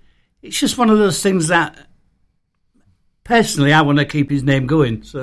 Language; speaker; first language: English; native; English